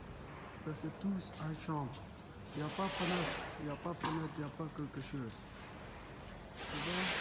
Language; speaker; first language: French; non-native, learner; Persian